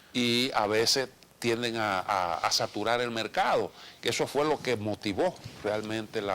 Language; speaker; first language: Spanish; native; Spanish